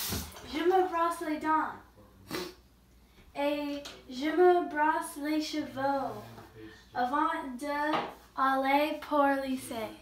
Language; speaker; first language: French; non-native, learner; English